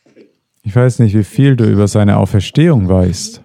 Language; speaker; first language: German; non-native, fluent; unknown